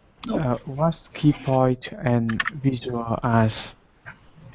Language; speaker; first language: English; non-native, learner; Vietnamese